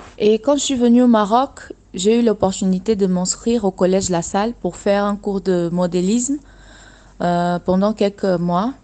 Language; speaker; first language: French; non-native, fluent; Portuguese